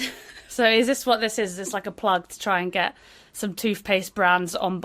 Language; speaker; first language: English; native; English